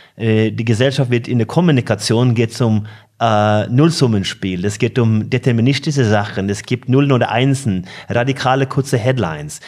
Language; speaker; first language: German; non-native, fluent; Norwegian